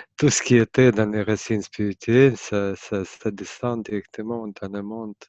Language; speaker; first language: French; non-native, fluent; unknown